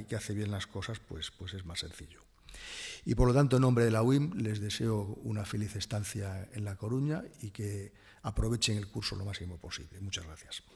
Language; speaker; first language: Spanish; native; Spanish